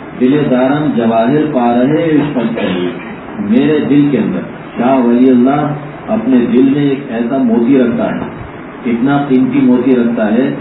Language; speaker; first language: Urdu; native; Urdu